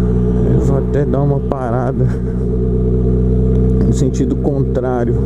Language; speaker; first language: Portuguese; native; Portuguese